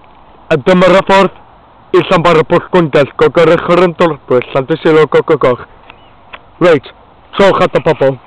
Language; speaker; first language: Welsh; non-native, learner; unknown